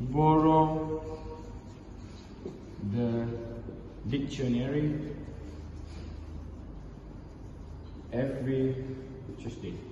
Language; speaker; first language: English; non-native, learner; Indonesian